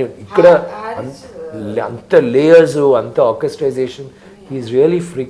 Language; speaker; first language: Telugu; non-native, local second language; Tamil